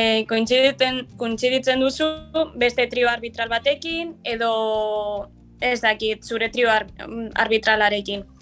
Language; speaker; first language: Basque; non-native, local second language; Spanish